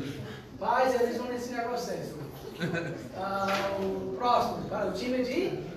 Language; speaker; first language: Portuguese; non-native, fluent; English